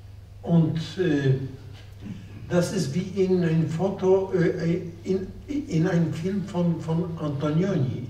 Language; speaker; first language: German; non-native, fluent; Polish